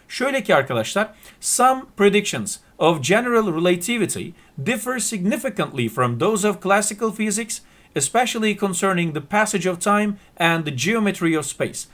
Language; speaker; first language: English; non-native, fluent; Turkish